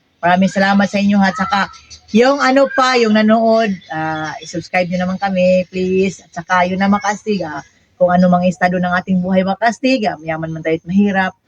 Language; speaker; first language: Filipino; non-native, local second language; Cebuano